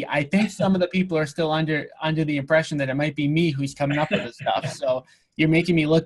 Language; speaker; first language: English; native; English